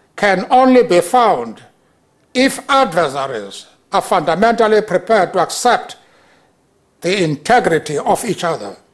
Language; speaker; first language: English; non-native, local second language; Xhosa